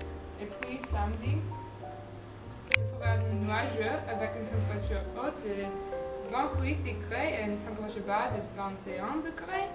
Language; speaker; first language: French; non-native, learner; English